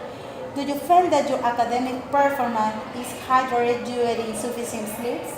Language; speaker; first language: English; non-native, learner; Spanish